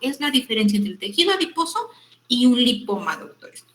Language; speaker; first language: Spanish; native; Spanish